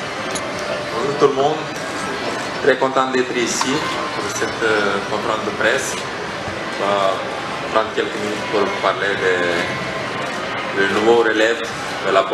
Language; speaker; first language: French; non-native, fluent; Romanian